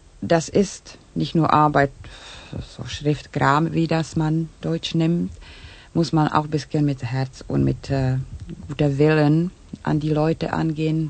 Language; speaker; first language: German; non-native, fluent; Czech